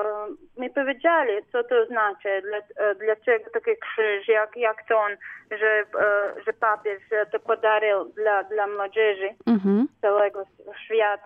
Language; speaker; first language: Polish; non-native, learner; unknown